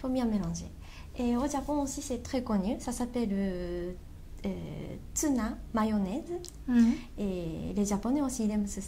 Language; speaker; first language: French; non-native, learner; Japanese